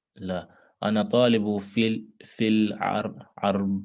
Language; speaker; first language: Arabic; non-native, learner; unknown